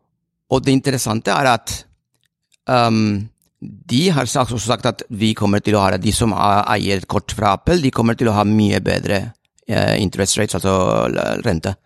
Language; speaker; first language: Norwegian; non-native, fluent; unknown